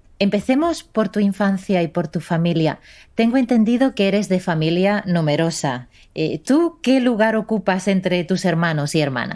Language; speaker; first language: Spanish; native; Spanish